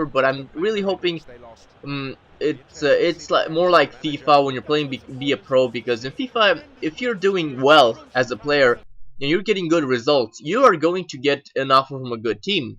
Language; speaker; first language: English; native; English